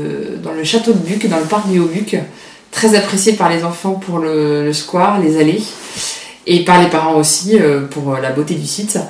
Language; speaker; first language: French; native; French